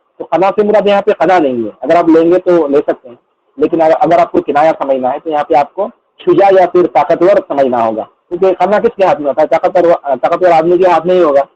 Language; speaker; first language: Urdu; non-native, local second language; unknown